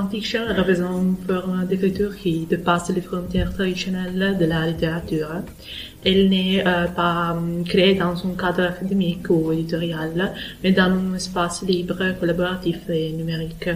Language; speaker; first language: French; non-native, fluent; Italian